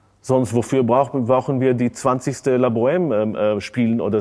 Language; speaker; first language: German; non-native, fluent; Hebrew